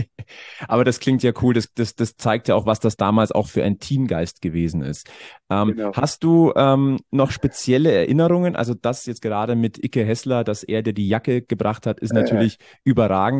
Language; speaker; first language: German; native; German